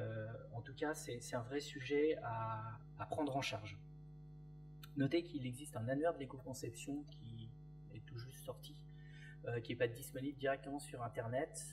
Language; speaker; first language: French; native; French